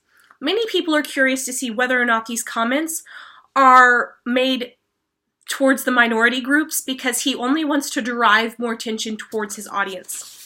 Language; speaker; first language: English; native; English